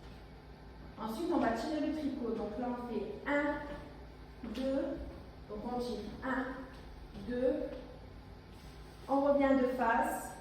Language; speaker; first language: French; native; French